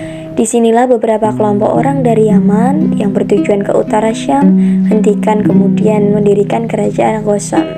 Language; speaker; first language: Indonesian; native; Indonesian